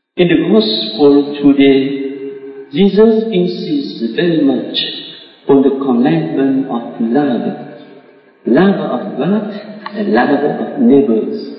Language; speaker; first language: English; non-native, learner; Vietnamese